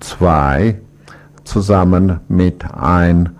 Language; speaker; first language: German; non-native, learner; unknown